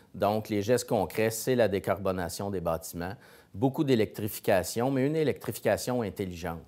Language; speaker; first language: French; native; French